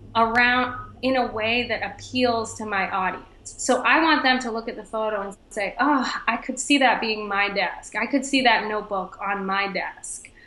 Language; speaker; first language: English; native; English